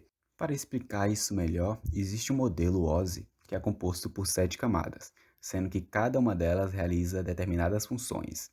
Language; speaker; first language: Portuguese; native; Portuguese